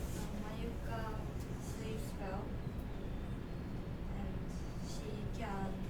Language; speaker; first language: English; non-native, learner; Japanese